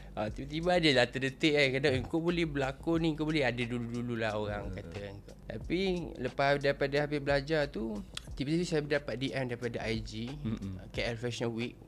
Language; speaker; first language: Malay; native; Malay